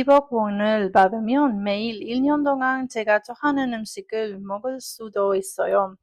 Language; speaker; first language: Korean; non-native, learner; Italian